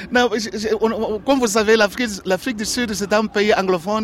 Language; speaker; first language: French; non-native, learner; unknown